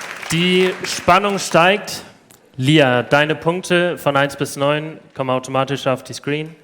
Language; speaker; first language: German; native; German